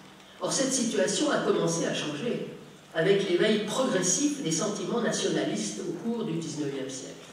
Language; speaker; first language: French; native; French